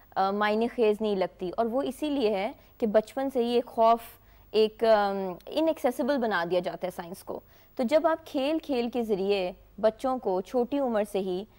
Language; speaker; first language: Hindi; native; Hindi